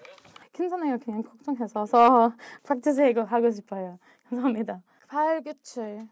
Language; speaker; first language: Korean; non-native, learner; English